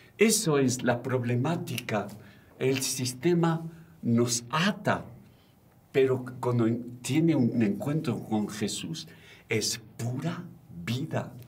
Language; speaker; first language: Spanish; non-native, fluent; French